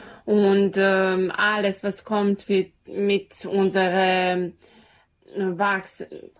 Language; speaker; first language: German; non-native, learner; Serbian